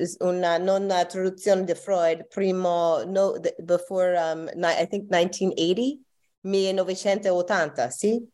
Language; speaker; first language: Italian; non-native, learner; English